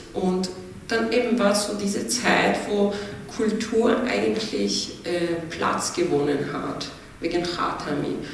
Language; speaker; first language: German; non-native, fluent; Persian